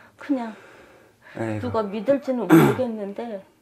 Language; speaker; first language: Korean; native; Korean